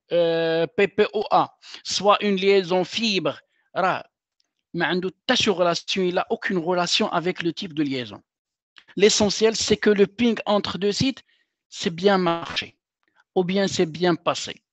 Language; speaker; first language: French; non-native, local second language; Arabic